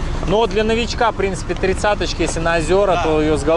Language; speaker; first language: Russian; native; Russian